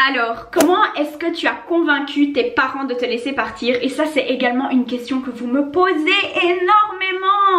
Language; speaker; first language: French; native; French